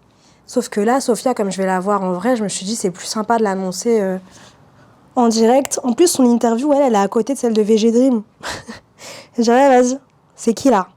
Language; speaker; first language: French; native; French